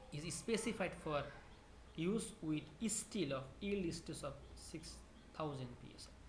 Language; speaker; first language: English; non-native, local second language; Bangla